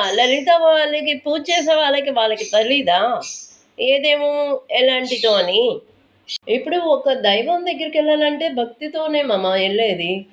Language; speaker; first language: Telugu; non-native, local second language; Tamil